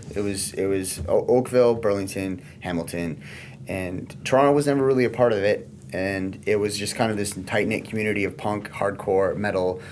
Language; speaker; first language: English; native; English